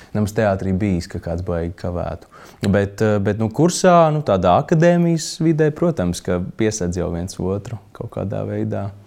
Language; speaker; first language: Latvian; native; Latvian